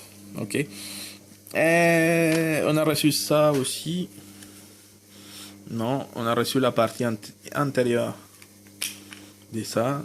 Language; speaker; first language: French; non-native, fluent; Spanish